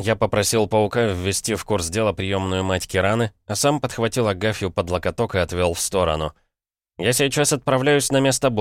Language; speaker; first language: Russian; native; Russian